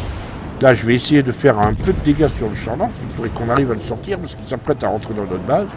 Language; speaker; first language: French; native; French